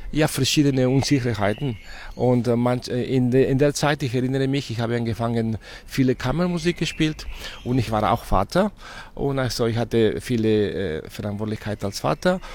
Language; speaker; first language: German; non-native, fluent; Spanish